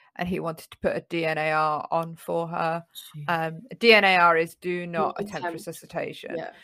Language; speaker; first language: English; native; English